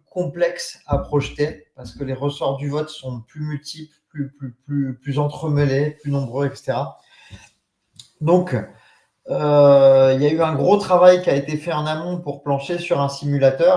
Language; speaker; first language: French; native; French